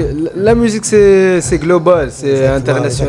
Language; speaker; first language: French; non-native, fluent; Arabic